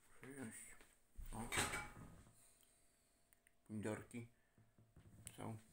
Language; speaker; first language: Polish; non-native, learner; Ukrainian